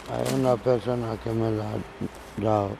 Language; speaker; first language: Spanish; non-native, learner; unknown